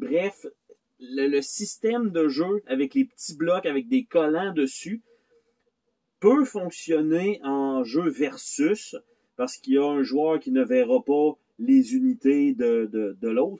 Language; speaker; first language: French; native; French